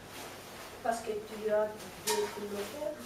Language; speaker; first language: French; non-native, learner; Spanish